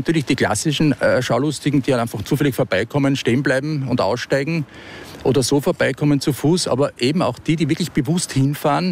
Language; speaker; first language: German; native; German